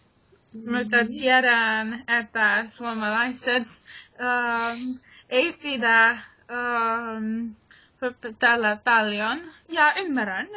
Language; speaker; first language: Finnish; non-native, learner; English